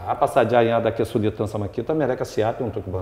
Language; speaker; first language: Indonesian; non-native, fluent; Portuguese